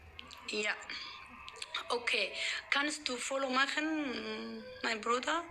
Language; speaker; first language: German; non-native, learner; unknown